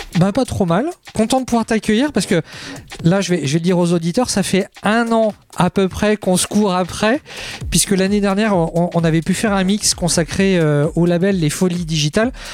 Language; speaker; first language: French; native; French